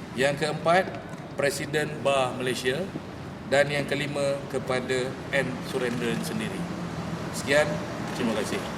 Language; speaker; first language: Malay; native; Malay